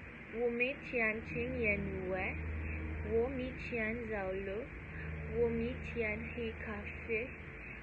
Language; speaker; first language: Chinese; non-native, learner; Filipino